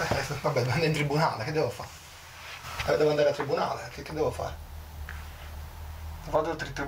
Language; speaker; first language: Italian; non-native, learner; Albanian